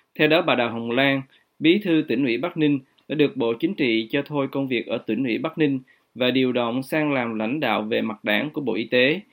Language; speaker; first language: Vietnamese; native; Vietnamese